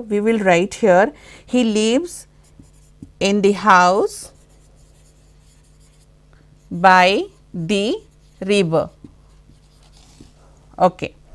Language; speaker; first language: English; non-native, local second language; Bangla